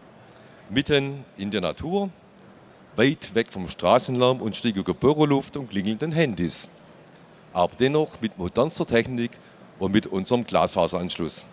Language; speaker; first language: German; native; German